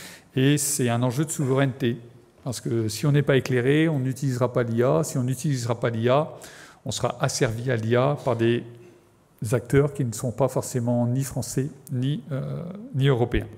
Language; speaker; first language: French; native; French